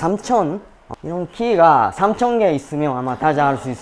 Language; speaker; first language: Korean; non-native, learner; Japanese